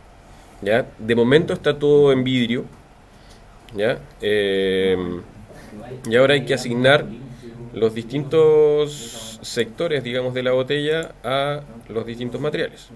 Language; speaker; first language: Spanish; native; Spanish